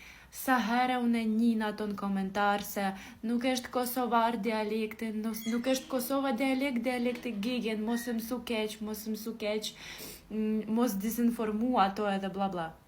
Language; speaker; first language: Albanian; non-native, learner; Ukrainian